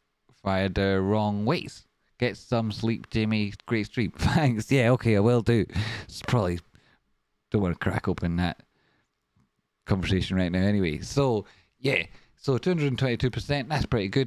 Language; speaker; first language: English; native; English